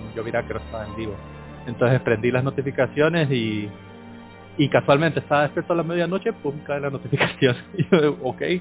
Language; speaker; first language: Spanish; native; Spanish